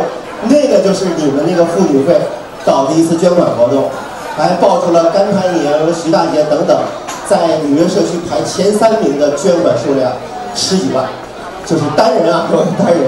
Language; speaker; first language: Chinese; native; Chinese